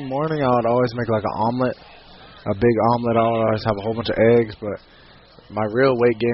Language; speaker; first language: English; native; English